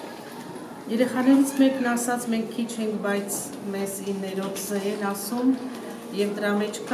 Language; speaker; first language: Armenian; native; Armenian